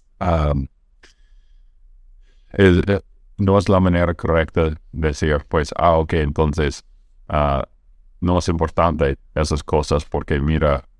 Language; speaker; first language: Spanish; non-native, fluent; English